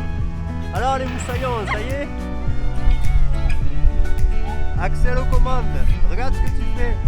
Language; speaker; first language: French; native; French